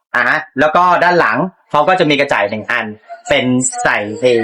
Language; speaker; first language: Thai; native; Thai